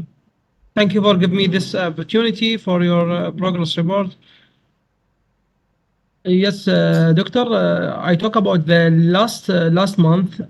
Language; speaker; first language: English; non-native, learner; Arabic